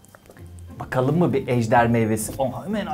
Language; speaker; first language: Turkish; native; Turkish